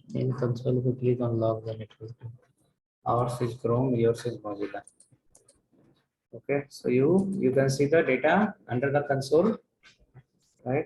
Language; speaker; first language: English; non-native, local second language; Telugu